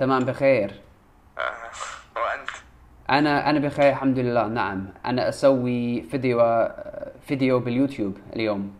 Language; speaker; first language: Arabic; non-native, learner; English